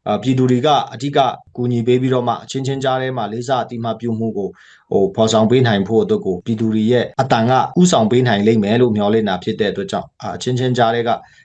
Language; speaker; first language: Burmese; non-native, local second language; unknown